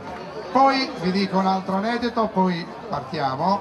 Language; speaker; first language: Italian; native; Italian